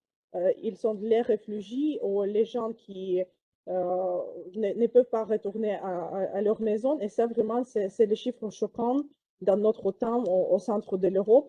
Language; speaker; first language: French; non-native, fluent; Ukrainian